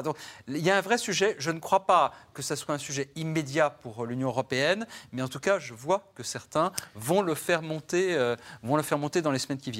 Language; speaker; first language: French; native; French